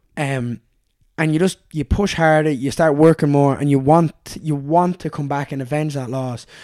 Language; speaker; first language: English; native; English